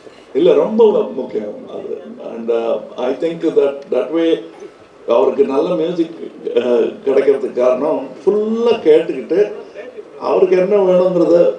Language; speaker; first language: Tamil; native; Tamil